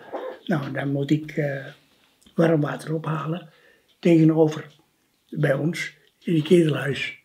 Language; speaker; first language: Dutch; early bilingual, other home language; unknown